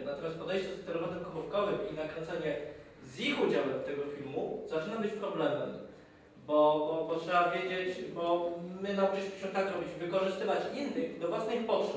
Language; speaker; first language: Polish; native; Polish